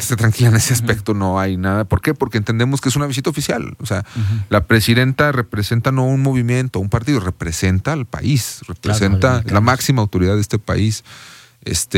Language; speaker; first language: Spanish; native; Spanish